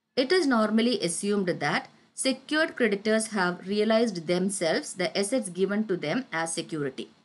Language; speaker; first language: English; non-native, local second language; Malayalam